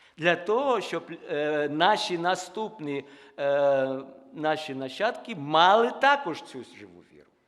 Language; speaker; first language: Ukrainian; non-native, local second language; Russian